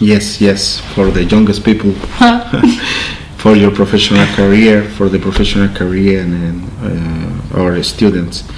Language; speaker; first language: English; non-native, learner; Spanish